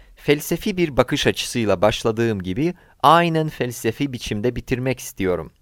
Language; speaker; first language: Turkish; non-native, fluent; Ukrainian